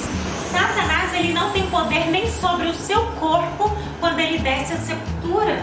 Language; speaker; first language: Portuguese; native; Portuguese